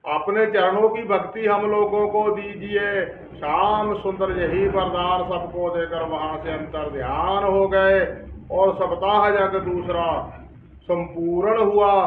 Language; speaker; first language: Hindi; non-native, local second language; Punjabi